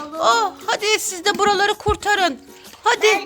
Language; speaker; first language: Turkish; native; Turkish